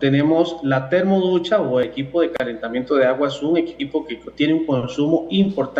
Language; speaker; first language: Spanish; native; Spanish